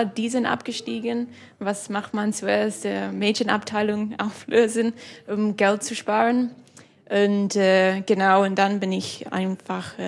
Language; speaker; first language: German; non-native, fluent; English